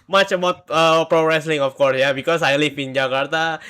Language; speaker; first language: English; non-native, learner; Indonesian